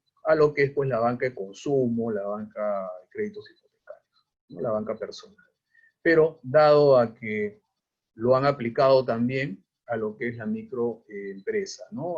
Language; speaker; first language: Spanish; native; Spanish